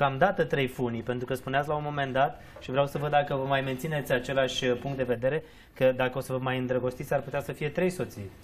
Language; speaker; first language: Romanian; native; Romanian